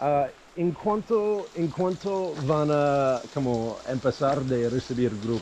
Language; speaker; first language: Spanish; non-native, fluent; English